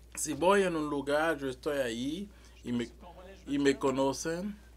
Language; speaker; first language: Spanish; non-native, learner; French